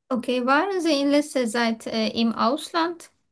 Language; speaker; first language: German; non-native, learner; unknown